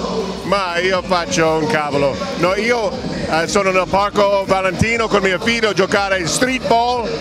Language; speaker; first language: Italian; non-native, fluent; English